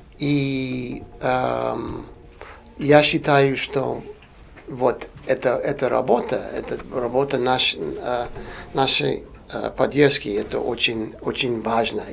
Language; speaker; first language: Russian; non-native, fluent; English